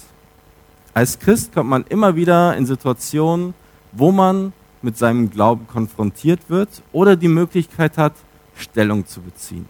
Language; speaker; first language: German; native; German